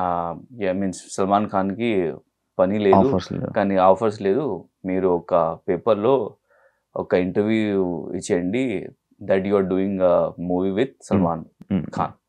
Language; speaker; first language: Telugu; non-native, learner; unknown